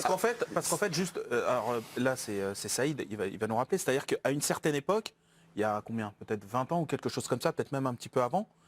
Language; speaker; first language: French; native; French